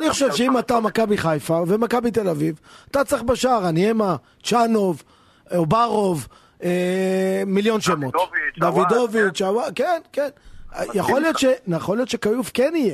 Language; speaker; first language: Hebrew; native; Hebrew